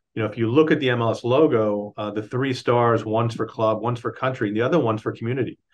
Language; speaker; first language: English; native; English